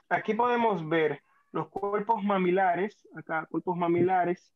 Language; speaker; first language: Spanish; native; Spanish